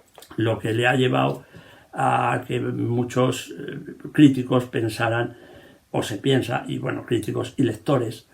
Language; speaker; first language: Spanish; native; Spanish